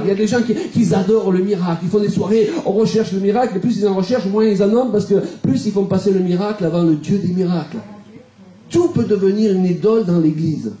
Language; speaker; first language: French; native; French